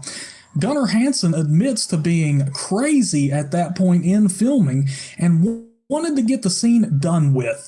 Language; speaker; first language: English; native; English